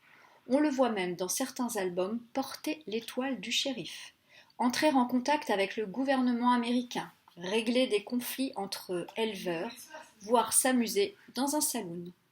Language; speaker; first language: French; native; French